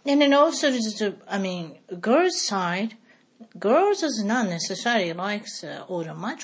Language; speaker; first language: English; non-native, fluent; Japanese